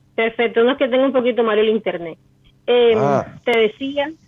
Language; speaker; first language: Spanish; native; Spanish